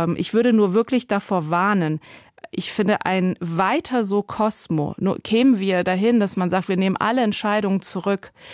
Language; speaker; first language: German; early bilingual, other home language; Persian